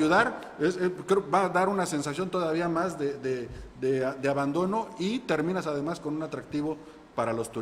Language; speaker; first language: Spanish; native; Spanish